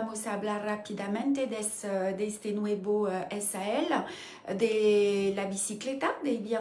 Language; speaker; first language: Spanish; non-native, learner; French